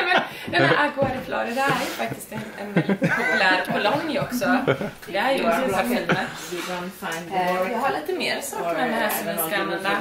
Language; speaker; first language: Swedish; native; Swedish